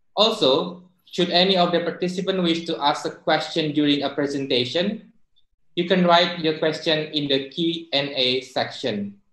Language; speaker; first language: English; non-native, fluent; Indonesian